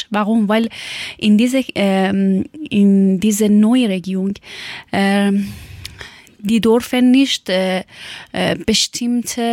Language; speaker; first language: German; non-native, local second language; Persian